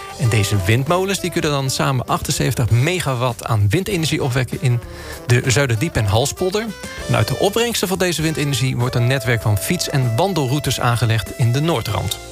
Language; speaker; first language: Dutch; native; Dutch